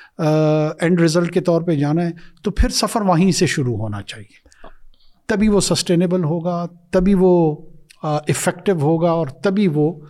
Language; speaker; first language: Urdu; non-native, local second language; Pashto